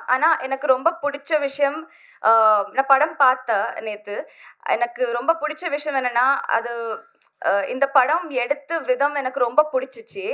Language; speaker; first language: Tamil; non-native, learner; Telugu